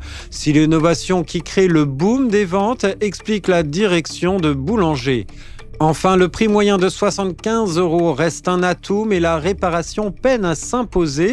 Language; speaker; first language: French; native; French